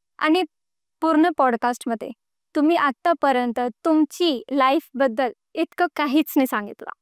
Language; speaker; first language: Marathi; non-native, local second language; Gujarati